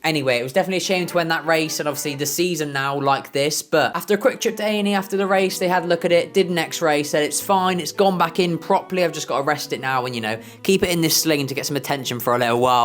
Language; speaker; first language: English; native; English